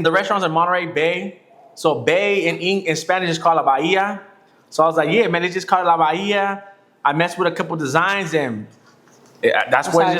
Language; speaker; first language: English; native; English